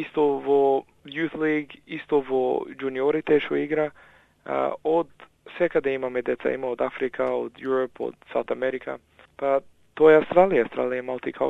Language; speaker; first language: Macedonian; early bilingual, heritage; Macedonian